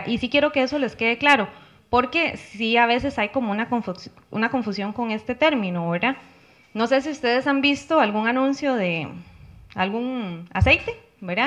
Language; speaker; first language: Spanish; native; Spanish